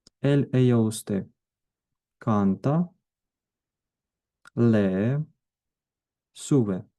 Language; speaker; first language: Spanish; non-native, fluent; Ukrainian